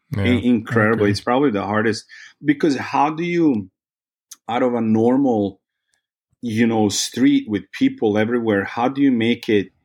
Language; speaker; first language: English; non-native, fluent; Serbian